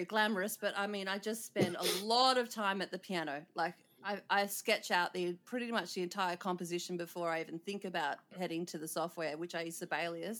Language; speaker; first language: English; native; English